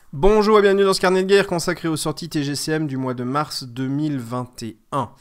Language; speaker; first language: French; native; French